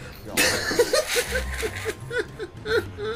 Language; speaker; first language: English; native; English